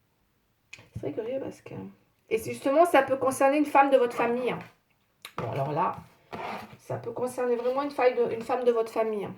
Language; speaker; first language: French; native; French